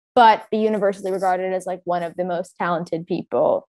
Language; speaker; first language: English; native; English